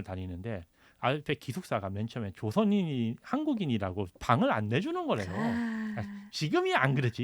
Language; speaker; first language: Korean; native; Korean